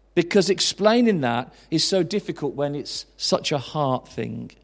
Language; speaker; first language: English; native; English